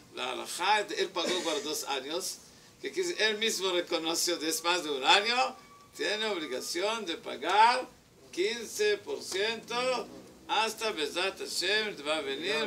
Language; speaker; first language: Spanish; non-native, learner; Hebrew